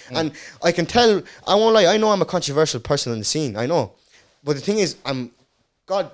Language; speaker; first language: English; early bilingual, other home language; Dutch